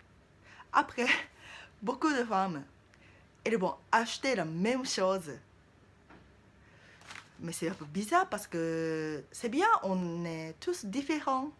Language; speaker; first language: French; non-native, learner; Japanese